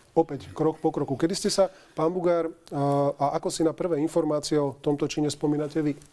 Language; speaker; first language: Slovak; native; Slovak